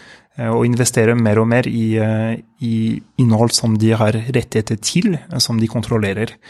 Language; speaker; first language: Norwegian; non-native, fluent; French